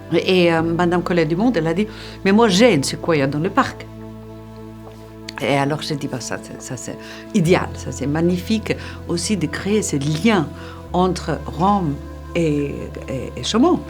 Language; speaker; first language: French; non-native, fluent; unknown